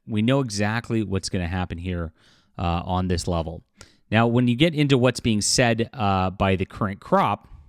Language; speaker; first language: English; native; English